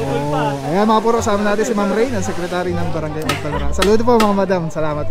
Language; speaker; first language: Filipino; native; Filipino